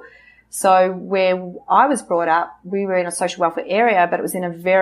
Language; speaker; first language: English; native; English